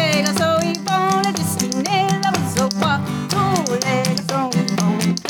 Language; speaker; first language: English; early bilingual, other home language; French